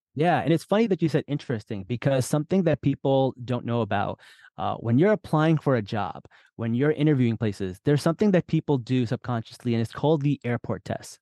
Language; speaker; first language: English; early bilingual, other home language; Urdu